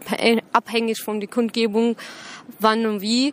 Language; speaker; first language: German; non-native, learner; Arabic